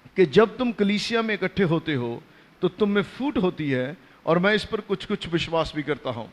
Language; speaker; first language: Hindi; non-native, local second language; Punjabi